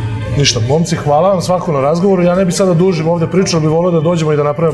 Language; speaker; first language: Serbian; native; Serbian